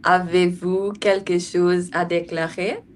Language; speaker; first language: French; non-native, learner; English